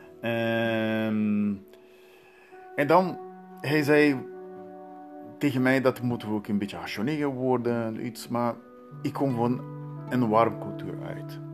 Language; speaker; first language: Dutch; non-native, learner; Portuguese